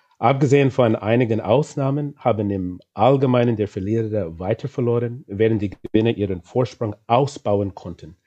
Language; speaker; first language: German; non-native, fluent; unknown